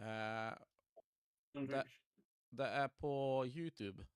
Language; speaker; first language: Swedish; native; Swedish